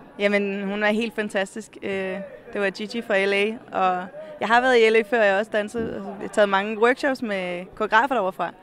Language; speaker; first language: Danish; native; Danish